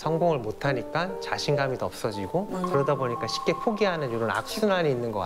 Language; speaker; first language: Korean; native; Korean